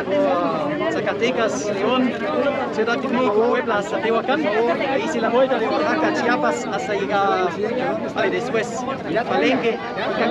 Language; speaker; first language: Spanish; non-native, fluent; German